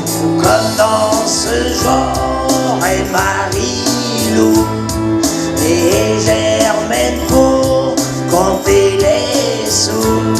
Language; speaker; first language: French; native; French